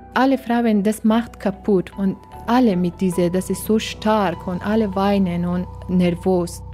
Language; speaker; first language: German; non-native, learner; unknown